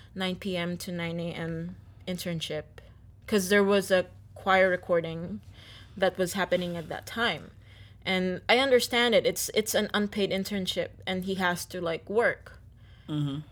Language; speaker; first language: English; non-native, local second language; Filipino